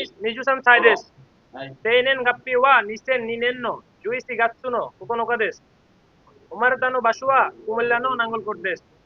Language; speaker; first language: Japanese; non-native, learner; Bangla